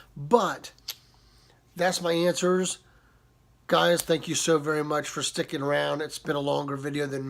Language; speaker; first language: English; native; English